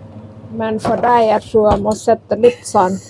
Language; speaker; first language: Norwegian; non-native, learner; Thai